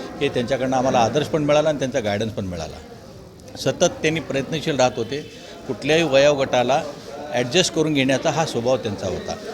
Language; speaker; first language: Marathi; native; Marathi